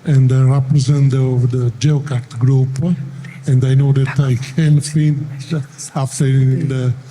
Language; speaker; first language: English; non-native, learner; Italian